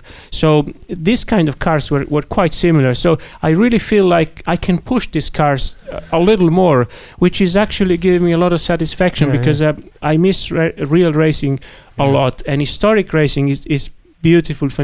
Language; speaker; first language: English; non-native, fluent; Italian